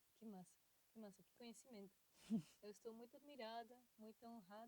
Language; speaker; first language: Portuguese; non-native, fluent; Spanish